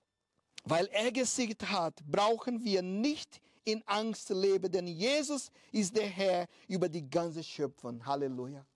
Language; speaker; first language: German; non-native, fluent; Portuguese